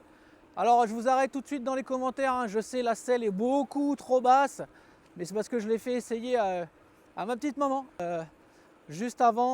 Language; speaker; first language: French; native; French